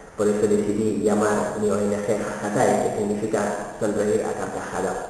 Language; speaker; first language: Spanish; non-native, fluent; Wolof